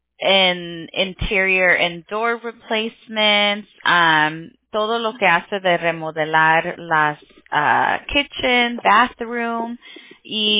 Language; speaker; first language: Spanish; early bilingual, heritage; Spanish